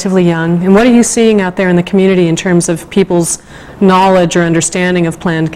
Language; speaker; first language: English; native; English